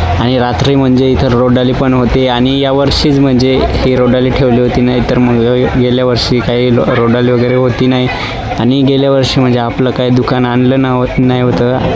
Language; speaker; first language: Marathi; non-native, local second language; Kukna